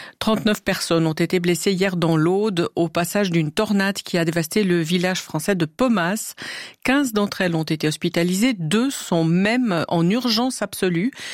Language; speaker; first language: French; native; French